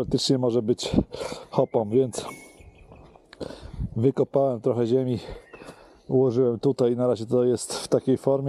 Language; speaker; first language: Polish; native; Polish